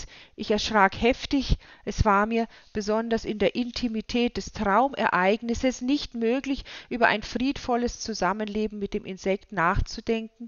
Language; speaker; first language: German; native; German